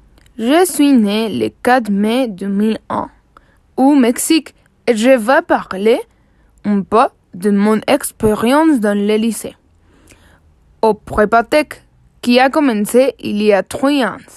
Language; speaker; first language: French; non-native, learner; Spanish